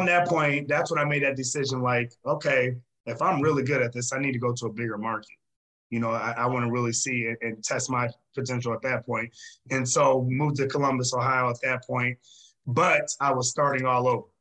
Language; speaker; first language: English; native; English